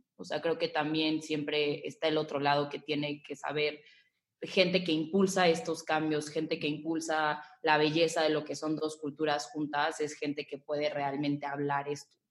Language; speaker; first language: Spanish; native; Spanish